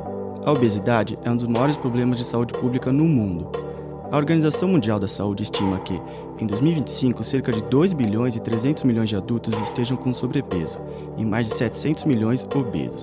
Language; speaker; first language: Portuguese; native; Portuguese